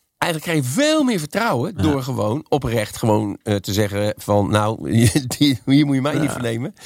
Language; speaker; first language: Dutch; native; Dutch